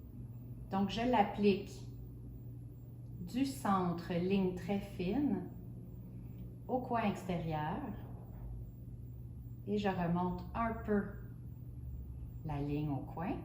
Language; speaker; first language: French; native; French